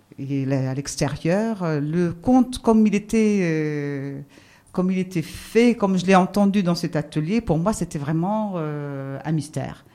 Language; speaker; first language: French; non-native, local second language; Arabic